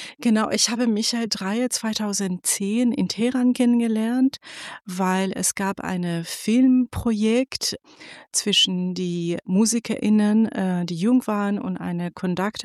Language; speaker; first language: German; non-native, fluent; Persian